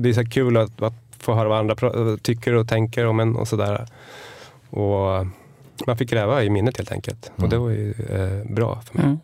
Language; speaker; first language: Swedish; native; Swedish